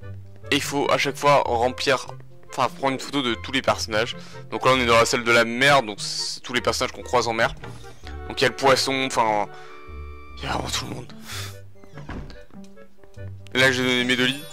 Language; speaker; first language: French; native; French